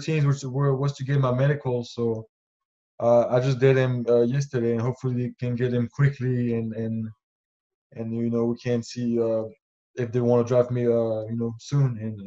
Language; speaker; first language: English; non-native, fluent; French